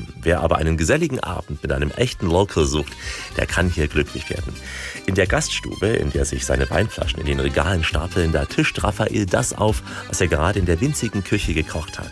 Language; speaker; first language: German; native; German